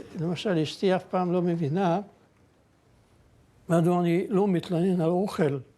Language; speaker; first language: Hebrew; non-native, fluent; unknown